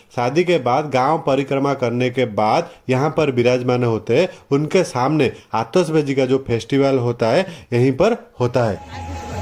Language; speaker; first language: Hindi; non-native, local second language; Odia